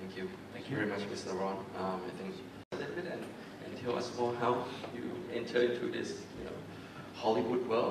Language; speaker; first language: English; non-native, fluent; Thai